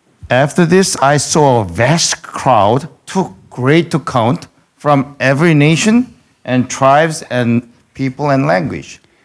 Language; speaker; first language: English; non-native, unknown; Korean